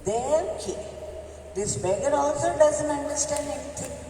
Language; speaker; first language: English; non-native, local second language; Tamil